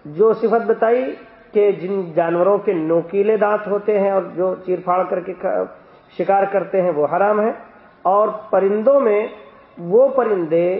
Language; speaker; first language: Urdu; native; Urdu